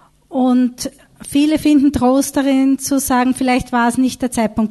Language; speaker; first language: German; native; German